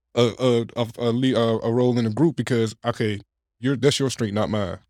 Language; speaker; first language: English; native; English